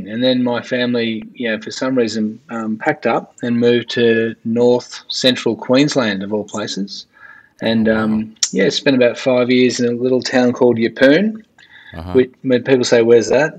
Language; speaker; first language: English; native; English